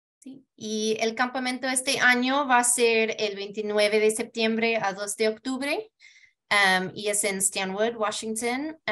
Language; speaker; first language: Spanish; early bilingual, heritage; Spanish